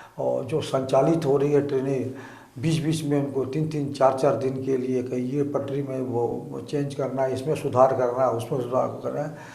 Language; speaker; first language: Hindi; native; Hindi